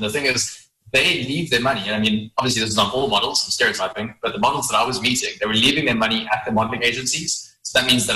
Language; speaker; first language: English; native; English